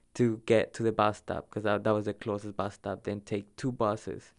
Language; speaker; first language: English; early bilingual, other home language; Spanish